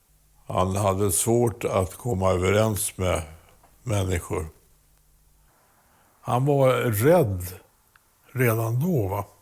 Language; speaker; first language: Swedish; native; Swedish